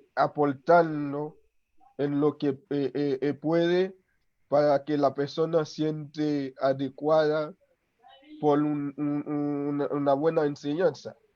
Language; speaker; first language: Spanish; non-native, local second language; Haitian Creole